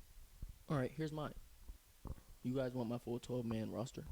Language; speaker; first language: English; native; English